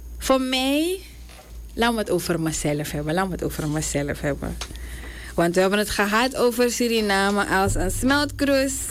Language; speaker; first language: Dutch; native; Dutch